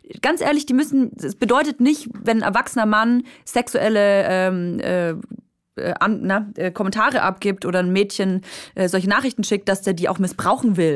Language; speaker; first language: German; native; German